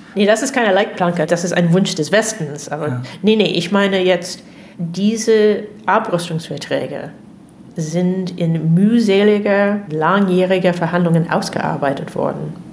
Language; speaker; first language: German; non-native, fluent; English